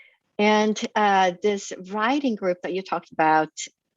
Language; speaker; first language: English; native; English